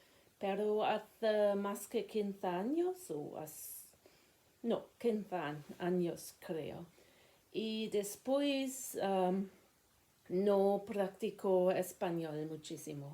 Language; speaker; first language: Spanish; non-native, learner; German